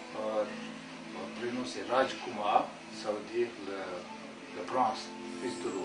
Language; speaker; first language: French; non-native, fluent; Hindi